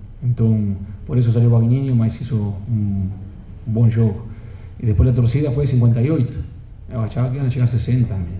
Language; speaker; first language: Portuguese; non-native, fluent; Spanish